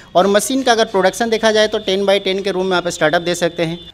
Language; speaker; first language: Hindi; native; Hindi